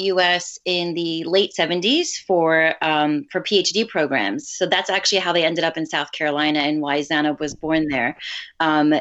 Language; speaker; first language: English; early bilingual, other home language; Urdu